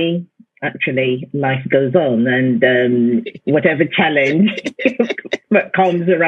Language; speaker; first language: English; non-native, local second language; Yoruba